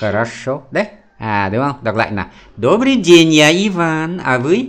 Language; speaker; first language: Russian; non-native, fluent; Vietnamese